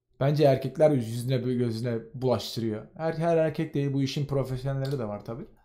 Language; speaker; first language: Turkish; native; Turkish